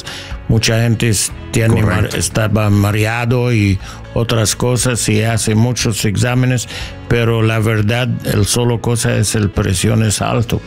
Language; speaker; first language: Spanish; non-native, learner; English